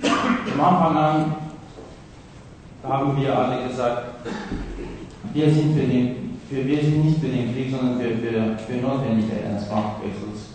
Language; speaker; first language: German; non-native, fluent; Kurdish